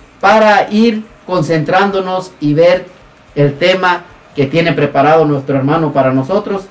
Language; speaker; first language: Spanish; native; Spanish